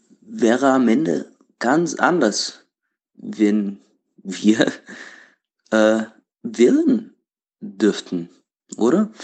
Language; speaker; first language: German; non-native, learner; Portuguese